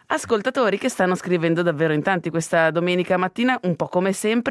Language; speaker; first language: Italian; native; Italian